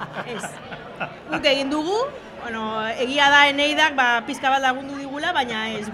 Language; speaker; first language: Basque; non-native, local second language; Spanish